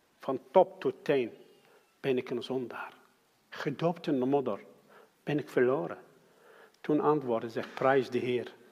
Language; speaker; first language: Dutch; non-native, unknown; Arabic